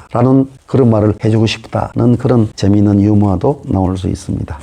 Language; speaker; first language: Korean; native; Korean